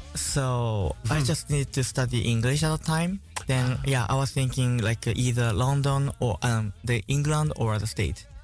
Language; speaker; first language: English; non-native, learner; Japanese